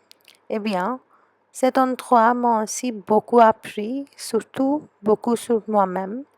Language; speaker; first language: French; non-native, fluent; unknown